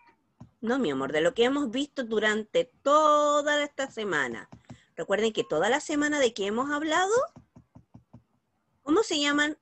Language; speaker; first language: Spanish; native; Spanish